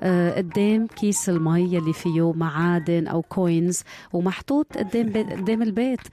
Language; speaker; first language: Arabic; native; Arabic